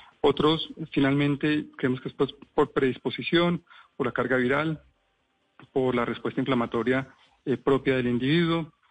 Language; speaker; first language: Spanish; native; Spanish